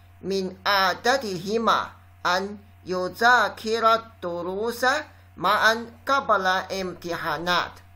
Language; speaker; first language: Arabic; non-native, learner; Chinese